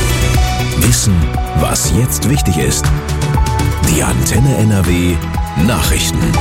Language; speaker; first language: German; native; German